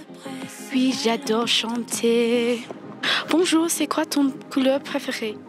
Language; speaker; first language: French; non-native, learner; English